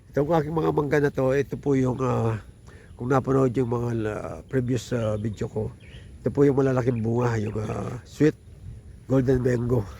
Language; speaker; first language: Filipino; non-native, local second language; Pampanga